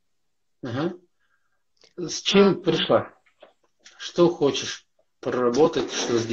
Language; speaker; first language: Russian; native; Russian